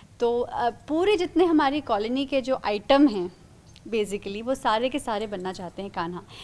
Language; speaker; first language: Hindi; native; Hindi